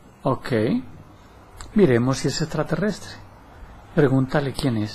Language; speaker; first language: Spanish; native; Spanish